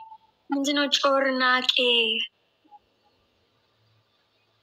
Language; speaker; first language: Amharic; non-native, learner; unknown